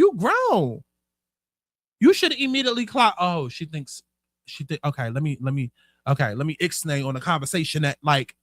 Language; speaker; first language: English; native; English